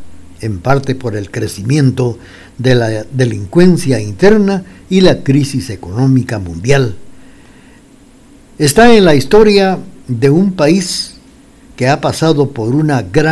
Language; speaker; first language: Spanish; native; Spanish